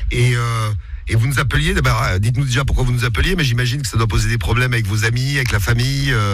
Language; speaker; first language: French; native; French